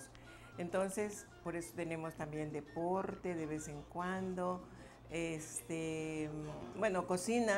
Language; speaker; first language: Spanish; native; Spanish